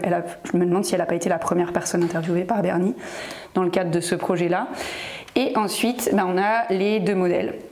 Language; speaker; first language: French; native; French